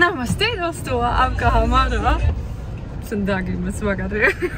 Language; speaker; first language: Hindi; non-native, learner; German